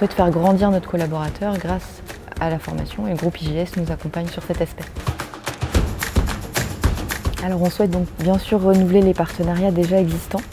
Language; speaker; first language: French; native; French